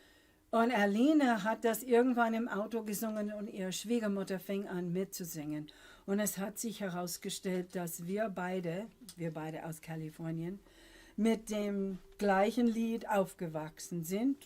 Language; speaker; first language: German; non-native, fluent; English